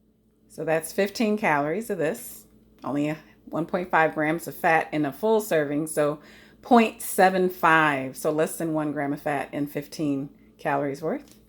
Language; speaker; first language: English; native; English